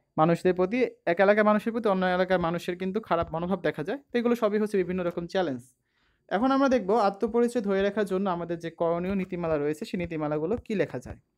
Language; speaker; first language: Bangla; native; Bangla